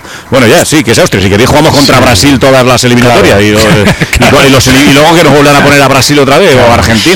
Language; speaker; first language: Spanish; native; Spanish